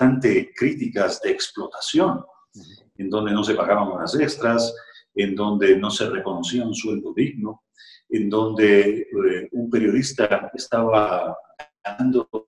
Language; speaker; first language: Spanish; native; Spanish